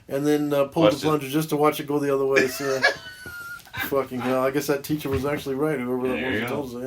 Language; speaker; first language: English; native; English